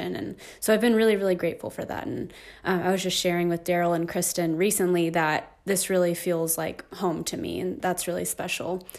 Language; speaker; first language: English; native; English